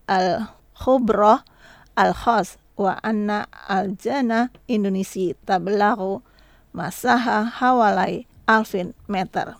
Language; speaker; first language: Arabic; non-native, fluent; Indonesian